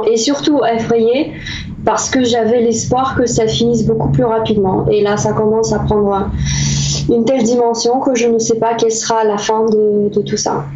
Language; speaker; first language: French; non-native, fluent; Russian